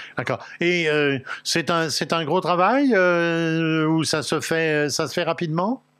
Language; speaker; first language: French; native; French